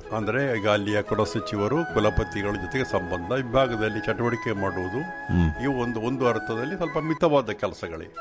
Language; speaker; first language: Kannada; non-native, local second language; Tulu